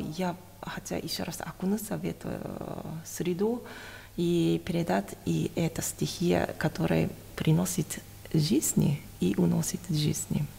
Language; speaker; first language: Russian; non-native, fluent; Japanese